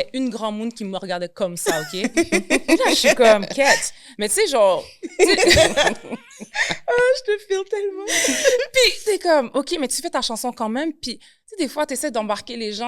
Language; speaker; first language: French; native; French